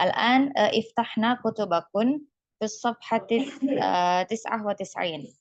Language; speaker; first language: Arabic; non-native, fluent; Indonesian